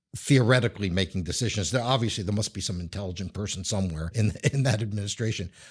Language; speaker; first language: English; native; English